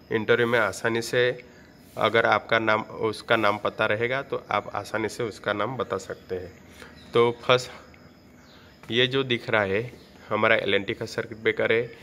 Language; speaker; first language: Hindi; non-native, local second language; Gujarati